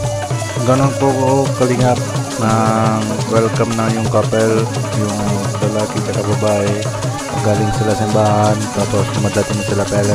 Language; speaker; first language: Filipino; early bilingual, heritage; Filipino